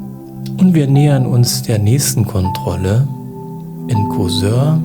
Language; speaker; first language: German; native; German